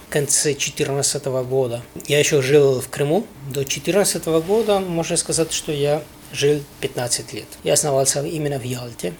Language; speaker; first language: Russian; non-native, fluent; Spanish